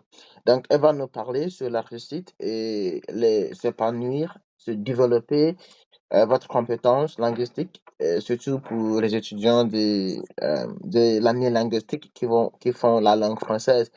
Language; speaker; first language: French; non-native, learner; English